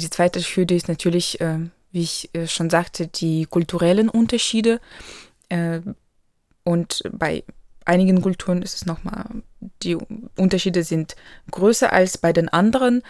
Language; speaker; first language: German; non-native, local second language; Ukrainian